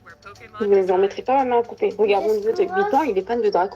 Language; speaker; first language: French; native; French